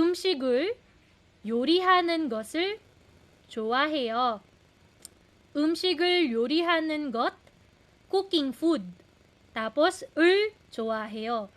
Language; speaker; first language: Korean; non-native, fluent; Filipino